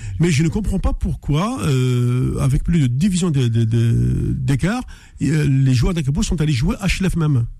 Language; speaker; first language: French; native; French